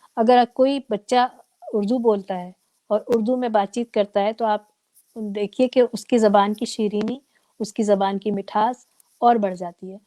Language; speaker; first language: Urdu; native; Urdu